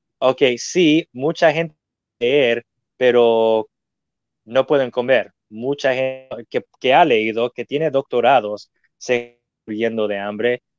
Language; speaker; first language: Spanish; non-native, fluent; English